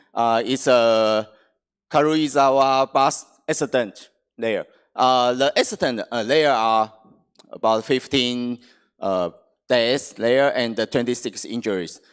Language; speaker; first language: English; non-native, fluent; Chinese